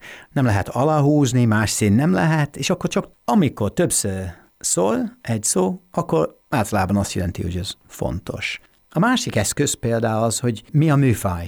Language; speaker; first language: Hungarian; non-native, fluent; English